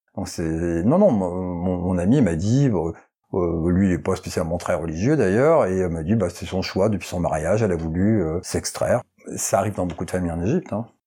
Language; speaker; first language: French; native; French